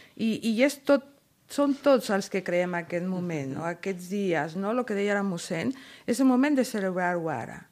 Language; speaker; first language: Catalan; non-native, fluent; Spanish